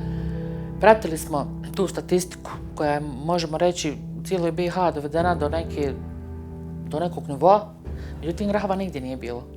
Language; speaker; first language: Bosnian; native; Bosnian